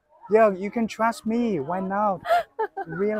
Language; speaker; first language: English; non-native, learner; Chinese